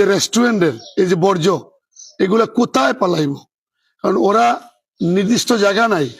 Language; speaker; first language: Bangla; native; Bangla